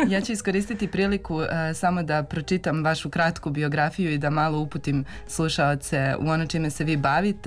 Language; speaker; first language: Serbian; native; Serbian